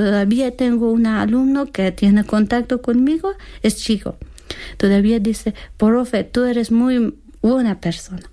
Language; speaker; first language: Spanish; non-native, learner; Persian